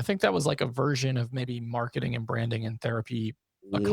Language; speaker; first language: English; native; English